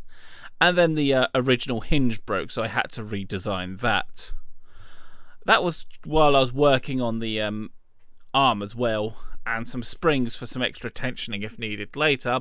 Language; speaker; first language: English; native; English